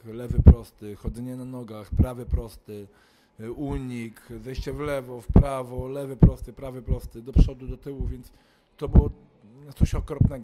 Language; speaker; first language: Polish; native; Polish